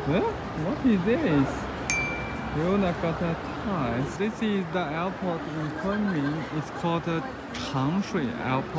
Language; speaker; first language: English; non-native, learner; Chinese